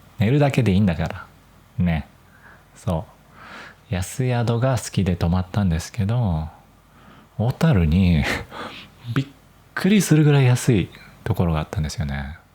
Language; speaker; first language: Japanese; native; Japanese